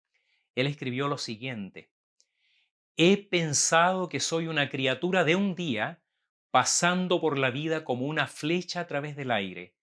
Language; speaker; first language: Spanish; native; Spanish